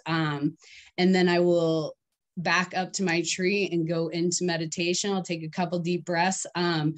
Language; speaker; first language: English; native; English